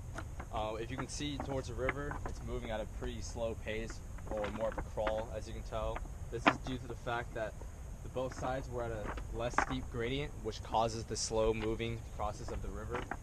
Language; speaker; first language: English; native; English